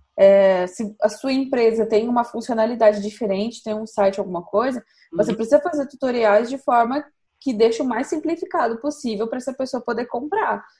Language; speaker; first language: Portuguese; native; Portuguese